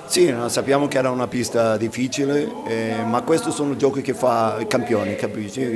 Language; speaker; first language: Italian; non-native, fluent; Portuguese